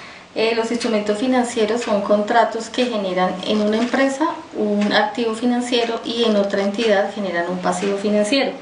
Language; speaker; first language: Spanish; native; Spanish